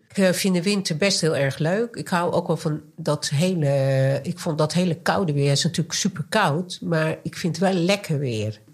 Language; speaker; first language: Dutch; native; Dutch